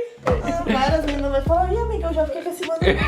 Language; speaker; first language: Portuguese; native; Portuguese